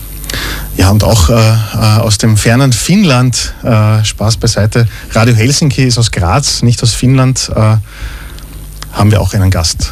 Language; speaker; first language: German; native; German